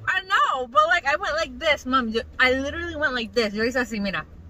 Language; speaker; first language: English; early bilingual, other home language; Spanish